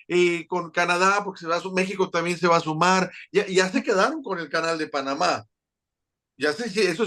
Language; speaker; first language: Spanish; native; Spanish